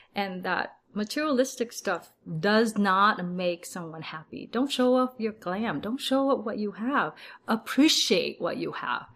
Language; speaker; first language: English; early bilingual, other home language; Vietnamese